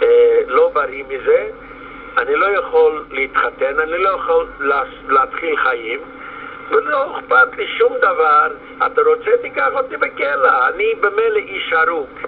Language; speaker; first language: Hebrew; non-native, fluent; Yiddish